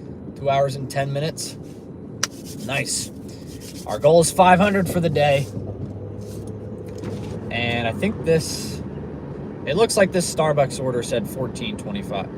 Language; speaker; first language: English; native; English